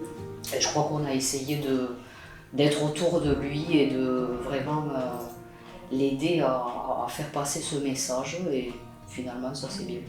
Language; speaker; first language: French; native; French